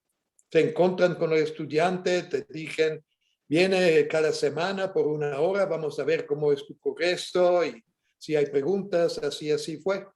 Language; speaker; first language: Spanish; non-native, fluent; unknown